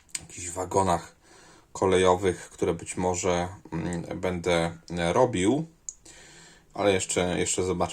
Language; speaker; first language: Polish; native; Polish